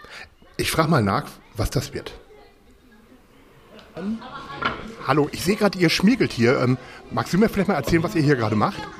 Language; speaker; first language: German; native; German